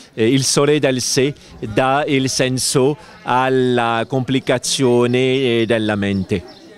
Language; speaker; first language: Italian; non-native, learner; French